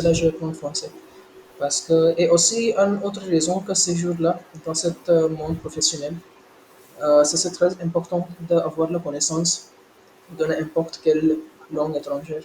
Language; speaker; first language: French; non-native, learner; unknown